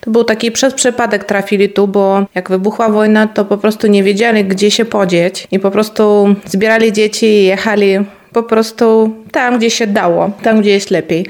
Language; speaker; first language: Polish; non-native, fluent; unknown